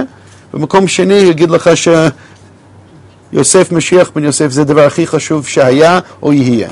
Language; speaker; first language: Hebrew; non-native, fluent; English